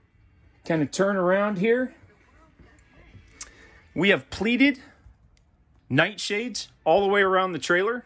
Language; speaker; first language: English; native; English